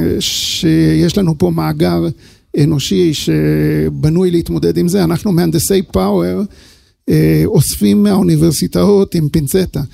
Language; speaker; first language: Hebrew; early bilingual, other home language; English